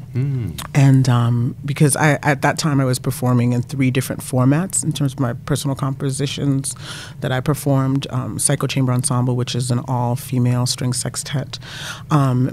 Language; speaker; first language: English; native; English